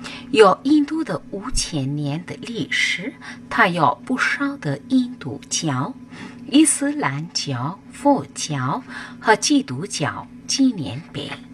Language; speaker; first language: Chinese; non-native, learner; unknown